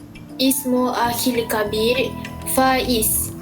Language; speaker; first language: Arabic; non-native, learner; Malay